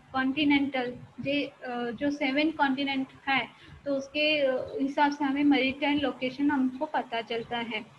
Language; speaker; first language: Hindi; non-native, local second language; Marathi